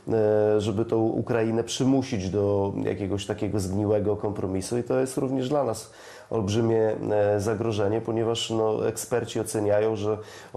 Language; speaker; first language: Polish; native; Polish